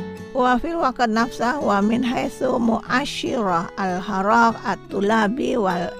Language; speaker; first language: Arabic; non-native, fluent; Indonesian